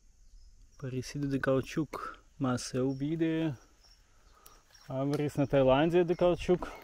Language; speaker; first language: Portuguese; non-native, learner; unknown